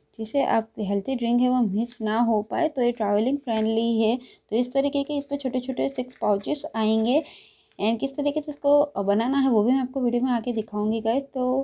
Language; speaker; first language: Hindi; non-native, local second language; Gujarati